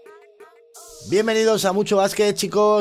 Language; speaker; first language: Spanish; native; Spanish